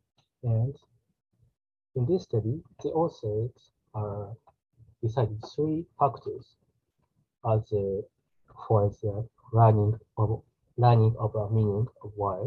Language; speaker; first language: English; non-native, learner; Japanese